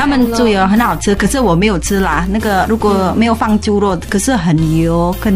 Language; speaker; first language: Chinese; non-native, learner; Indonesian